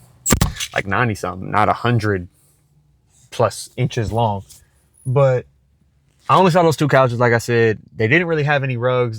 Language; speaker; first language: English; native; English